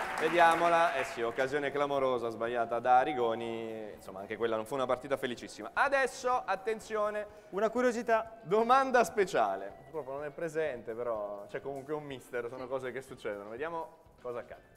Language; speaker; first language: Italian; native; Italian